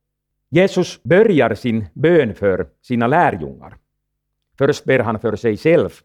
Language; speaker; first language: Swedish; non-native, fluent; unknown